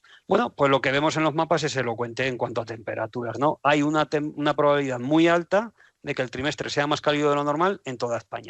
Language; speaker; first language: Spanish; native; Spanish